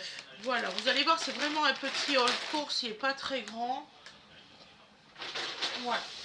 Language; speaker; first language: French; native; French